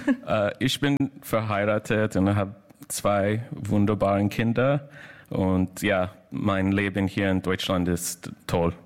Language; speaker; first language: German; non-native, learner; English